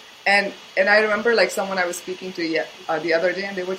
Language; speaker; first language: English; non-native, local second language; Hindi